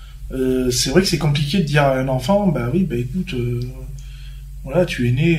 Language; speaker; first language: French; native; French